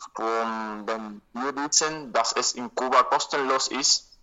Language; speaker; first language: German; non-native, learner; Spanish